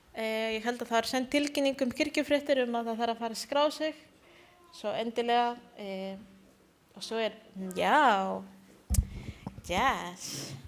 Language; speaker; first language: Icelandic; non-native, learner; Spanish